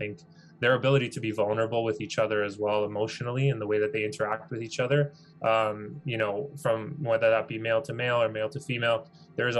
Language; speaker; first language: English; native; English